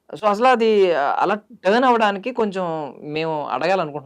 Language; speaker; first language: Telugu; native; Telugu